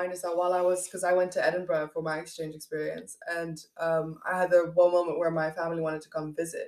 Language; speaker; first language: English; non-native, local second language; Dutch